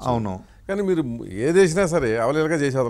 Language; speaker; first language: Telugu; native; Telugu